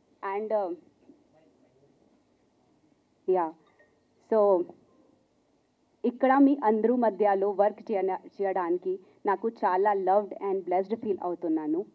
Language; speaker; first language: Telugu; non-native, learner; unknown